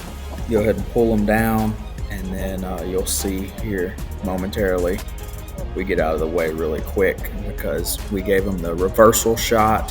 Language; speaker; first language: English; native; English